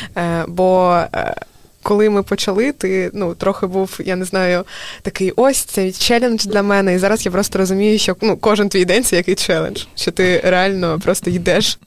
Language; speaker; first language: Ukrainian; native; Ukrainian